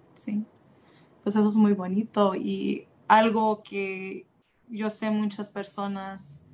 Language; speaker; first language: Spanish; early bilingual, heritage; Spanish